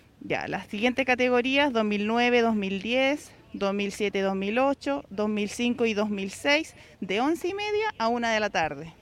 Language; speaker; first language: Spanish; native; Spanish